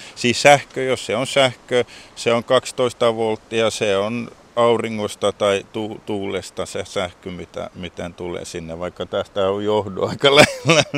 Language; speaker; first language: Finnish; non-native, local second language; Swedish